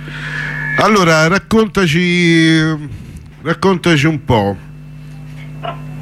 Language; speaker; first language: Italian; native; Italian